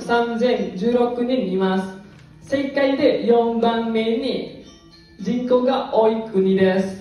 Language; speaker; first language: Japanese; non-native, learner; Indonesian